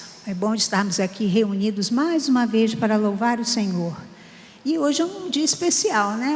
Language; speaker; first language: Portuguese; native; Portuguese